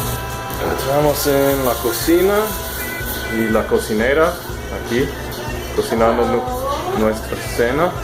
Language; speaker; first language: Spanish; non-native, learner; English